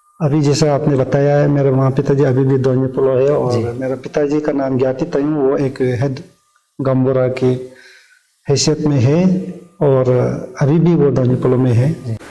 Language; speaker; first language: Hindi; non-native, local second language; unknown